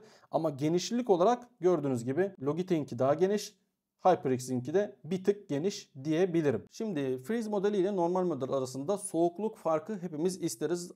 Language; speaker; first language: Turkish; native; Turkish